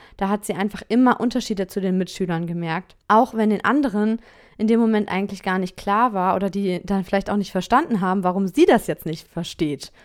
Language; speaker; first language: German; native; German